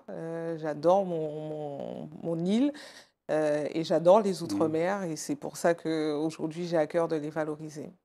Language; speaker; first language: French; native; French